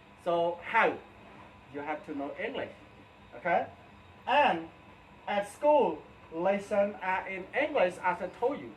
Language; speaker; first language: English; non-native, fluent; Khmer